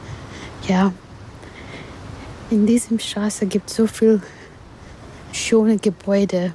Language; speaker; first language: German; non-native, learner; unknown